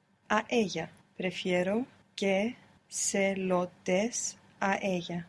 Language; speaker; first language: Spanish; non-native, learner; English